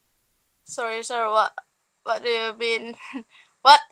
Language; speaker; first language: English; non-native, learner; Indonesian